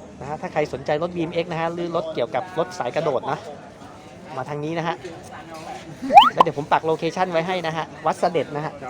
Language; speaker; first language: Thai; native; Thai